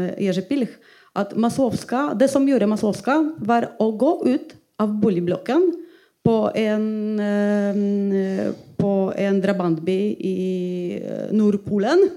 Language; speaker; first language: Norwegian; non-native, fluent; Polish